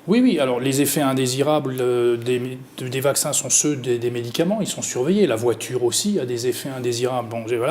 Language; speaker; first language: French; native; French